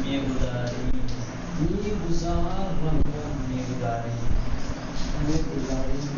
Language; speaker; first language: Persian; non-native, fluent; Urdu